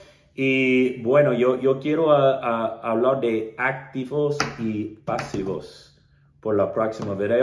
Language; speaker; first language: Spanish; non-native, learner; English